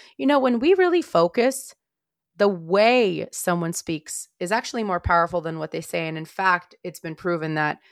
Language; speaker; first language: English; non-native, fluent; Romanian